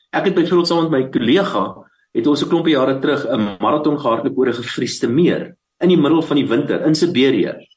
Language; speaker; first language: Afrikaans; native; Afrikaans